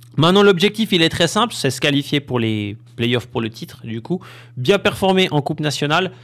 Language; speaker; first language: French; native; French